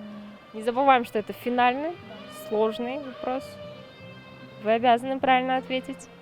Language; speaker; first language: Russian; native; Russian